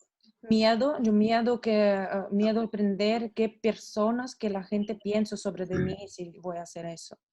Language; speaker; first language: Spanish; non-native, learner; Russian